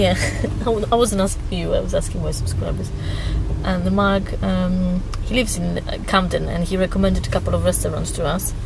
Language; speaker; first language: English; non-native, fluent; Polish